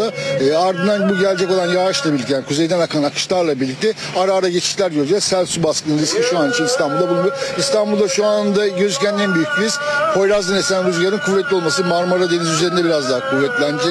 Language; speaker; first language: Turkish; native; Turkish